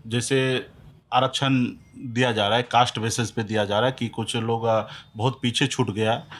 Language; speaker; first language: Hindi; native; Hindi